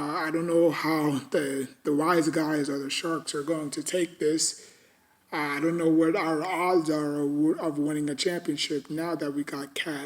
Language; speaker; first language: English; native; English